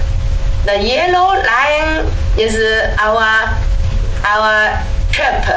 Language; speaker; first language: English; non-native, learner; Chinese